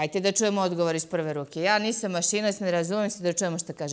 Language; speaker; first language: Serbian; native; Serbian